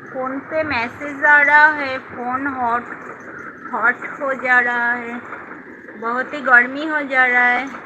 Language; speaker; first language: Hindi; non-native, local second language; Bangla